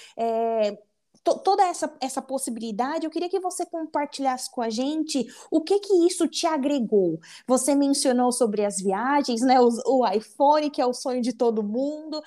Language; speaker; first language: Portuguese; native; Portuguese